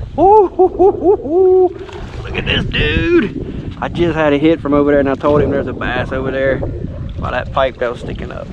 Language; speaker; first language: English; native; English